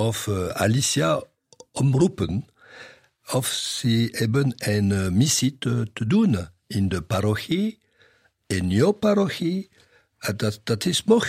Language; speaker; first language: Dutch; non-native, learner; French